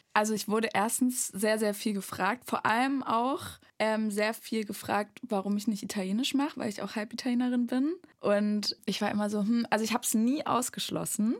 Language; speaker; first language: German; native; German